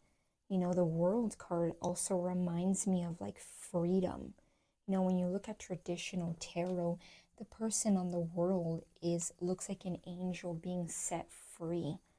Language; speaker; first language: English; native; English